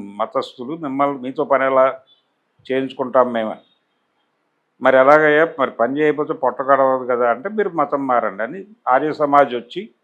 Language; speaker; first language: Telugu; native; Telugu